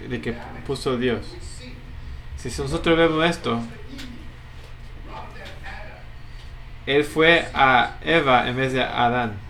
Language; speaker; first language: Spanish; non-native, fluent; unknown